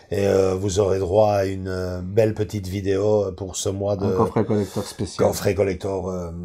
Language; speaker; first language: French; native; French